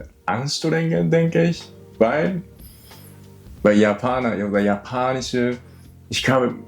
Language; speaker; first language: German; non-native, learner; Japanese